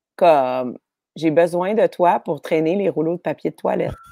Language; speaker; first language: French; native; French